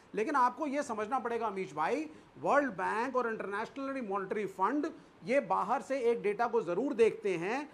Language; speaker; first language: Hindi; native; Hindi